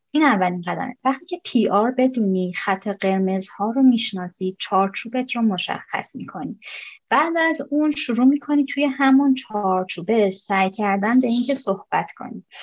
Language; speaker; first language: Persian; native; Persian